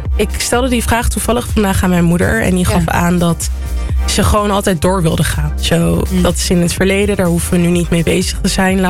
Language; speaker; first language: Dutch; native; Dutch